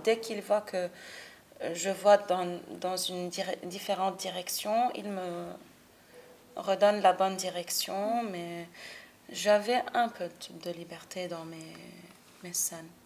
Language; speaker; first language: French; non-native, local second language; Arabic